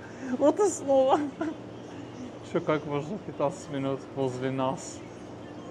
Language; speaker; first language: Russian; non-native, fluent; Persian